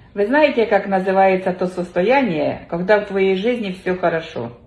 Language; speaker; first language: Russian; non-native, local second language; Ukrainian